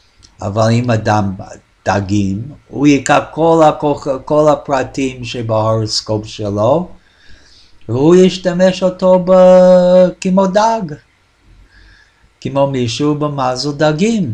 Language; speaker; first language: Hebrew; non-native, fluent; English